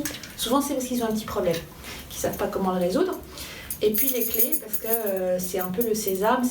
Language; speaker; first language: French; native; French